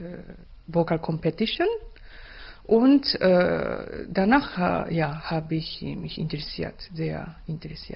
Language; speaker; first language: German; non-native, learner; Japanese